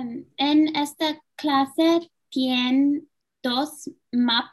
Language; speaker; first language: Spanish; non-native, learner; English